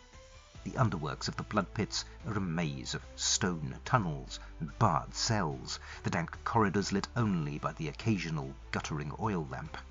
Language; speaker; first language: English; native; English